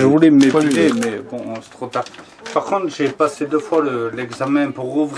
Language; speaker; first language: French; native; French